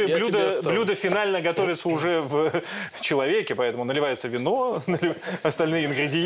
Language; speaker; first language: Russian; native; Russian